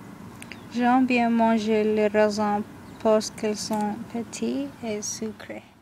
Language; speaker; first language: French; non-native, learner; English